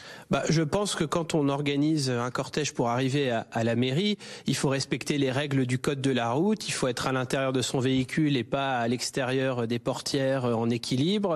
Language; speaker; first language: French; native; French